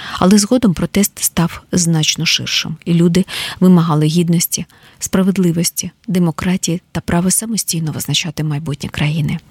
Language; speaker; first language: Ukrainian; native; Ukrainian